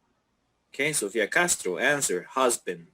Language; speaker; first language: English; non-native, fluent; Spanish